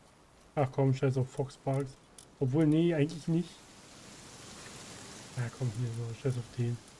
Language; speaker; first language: German; native; German